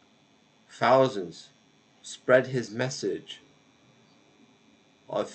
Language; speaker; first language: English; native; English